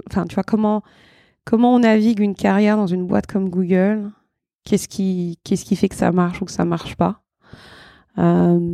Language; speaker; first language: French; early bilingual, other home language; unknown